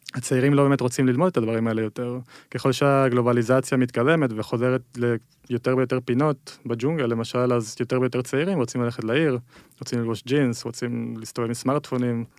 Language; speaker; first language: Hebrew; early bilingual, other home language; Spanish